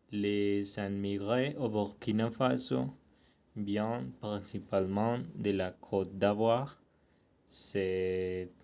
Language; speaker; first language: French; non-native, learner; Spanish